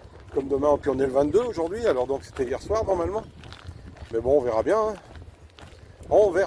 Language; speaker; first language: French; native; French